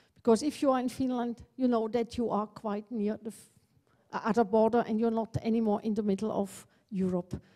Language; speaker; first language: English; non-native, fluent; French